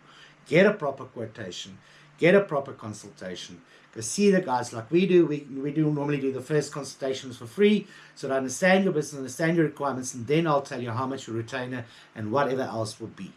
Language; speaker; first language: English; native; English